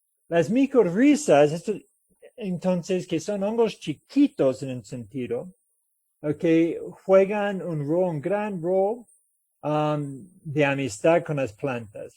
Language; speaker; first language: Spanish; non-native, fluent; English